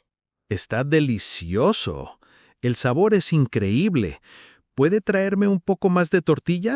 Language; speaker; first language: Spanish; non-native, fluent; English